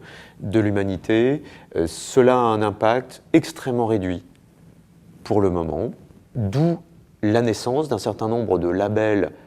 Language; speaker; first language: French; native; French